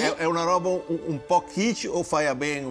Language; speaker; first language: Italian; native; Italian